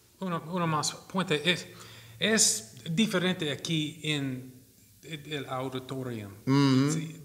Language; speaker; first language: Spanish; non-native, learner; English